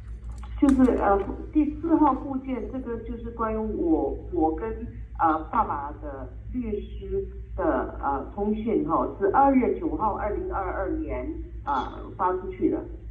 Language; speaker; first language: Chinese; native; Chinese